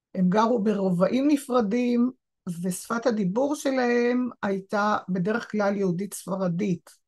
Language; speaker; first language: Hebrew; native; Hebrew